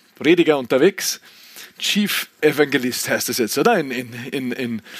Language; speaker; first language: German; native; German